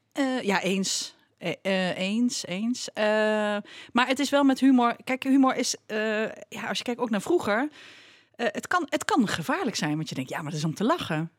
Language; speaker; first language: Dutch; native; Dutch